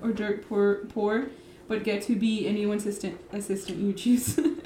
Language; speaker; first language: English; early bilingual, other home language; Spanish